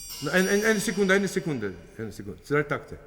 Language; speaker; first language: German; non-native, fluent; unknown